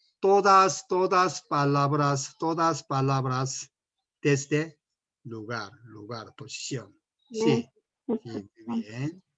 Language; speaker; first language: Spanish; non-native, learner; Korean